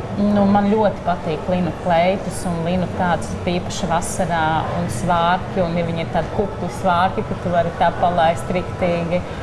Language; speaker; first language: Latvian; native; Latvian